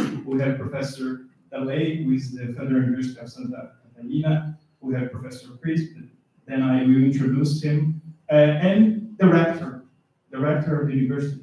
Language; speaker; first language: English; non-native, fluent; Portuguese